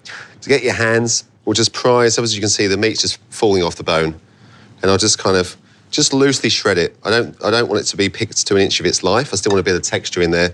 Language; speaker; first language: English; native; English